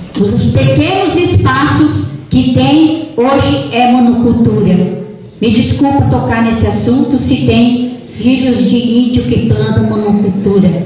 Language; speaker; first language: Portuguese; non-native, local second language; Guarani